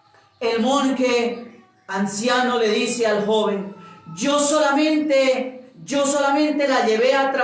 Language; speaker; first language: Spanish; native; Spanish